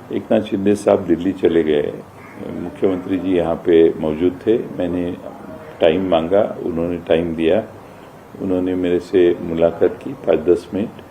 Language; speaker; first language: Hindi; non-native, local second language; Marathi